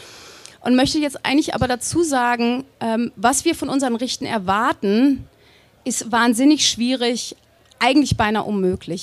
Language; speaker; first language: German; native; German